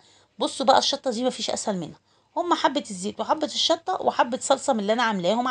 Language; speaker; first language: Arabic; native; Arabic